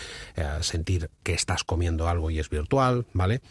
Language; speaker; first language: Spanish; native; Spanish